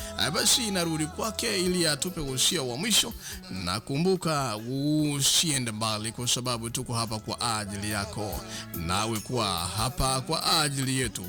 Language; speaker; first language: Swahili; non-native, local second language; Gusii